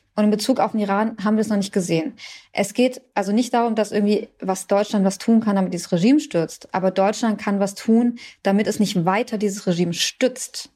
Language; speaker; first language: German; early bilingual, other home language; Persian